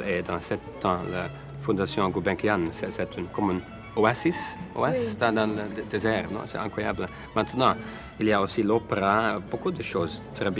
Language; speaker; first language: French; non-native, learner; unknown